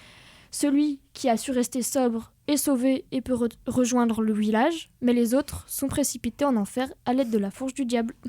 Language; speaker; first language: French; native; French